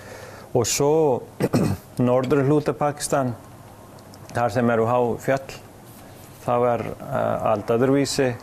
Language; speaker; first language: Icelandic; non-native, fluent; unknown